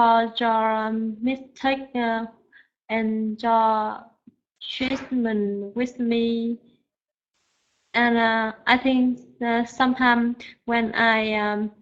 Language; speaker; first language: English; non-native, learner; Vietnamese